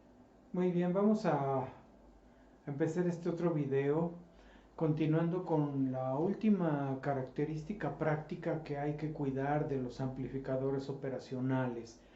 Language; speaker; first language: Spanish; native; Spanish